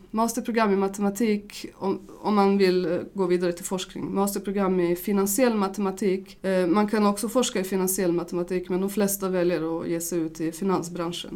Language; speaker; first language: Swedish; early bilingual, other home language; Bosnian